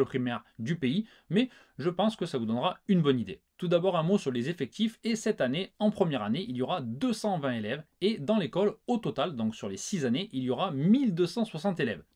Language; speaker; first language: French; native; French